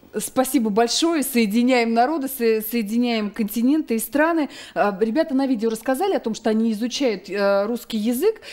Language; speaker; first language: Russian; native; Russian